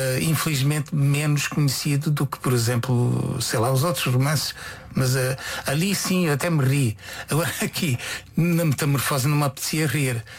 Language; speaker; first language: Portuguese; non-native, fluent; Konkani